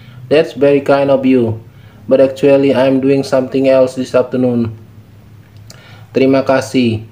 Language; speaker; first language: English; non-native, fluent; Indonesian